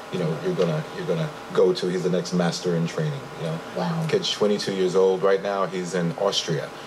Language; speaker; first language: English; native; English